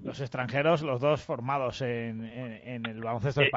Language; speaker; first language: Spanish; native; Spanish